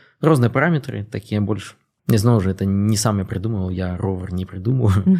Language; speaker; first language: Belarusian; non-native, local second language; Russian